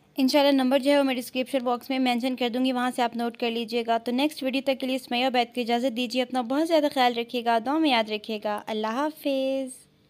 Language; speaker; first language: Urdu; non-native, local second language; Punjabi